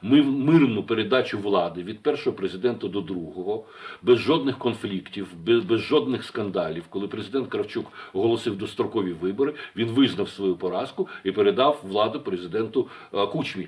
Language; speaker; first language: Ukrainian; native; Ukrainian